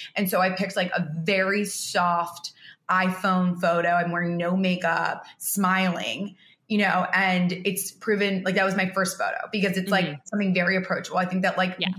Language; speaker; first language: English; early bilingual, other home language; Spanish